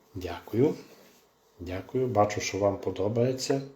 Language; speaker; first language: Ukrainian; native; Ukrainian